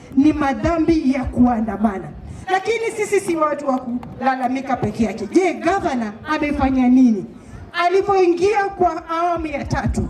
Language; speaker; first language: Swahili; non-native, local second language; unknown